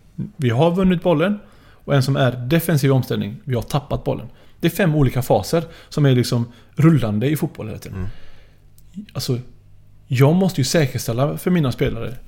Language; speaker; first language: Swedish; early bilingual, other home language; Arabic